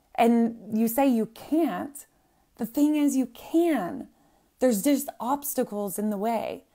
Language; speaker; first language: English; native; English